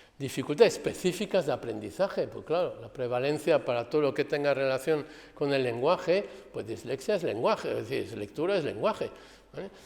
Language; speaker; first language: Spanish; non-native, fluent; French